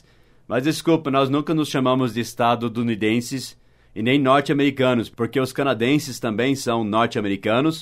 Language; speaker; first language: Portuguese; non-native, fluent; English